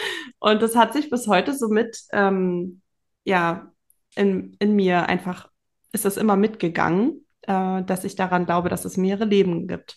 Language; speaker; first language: German; native; German